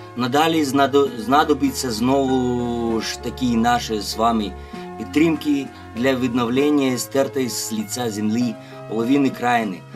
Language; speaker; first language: Ukrainian; non-native, fluent; Russian